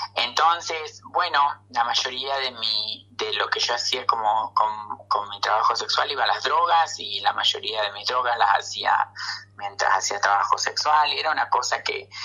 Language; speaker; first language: Spanish; native; Spanish